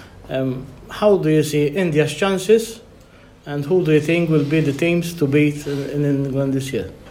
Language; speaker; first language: English; non-native, local second language; Maltese